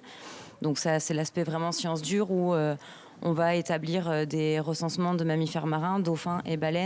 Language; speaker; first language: French; native; French